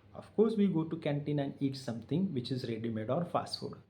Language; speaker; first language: English; non-native, local second language; Marathi